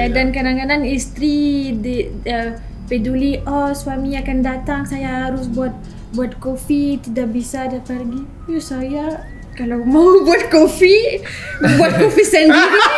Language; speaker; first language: Indonesian; non-native, learner; French